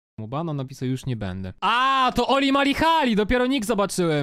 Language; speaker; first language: Polish; native; Polish